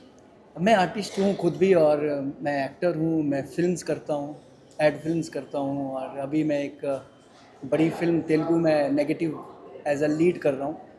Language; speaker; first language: Hindi; native; Hindi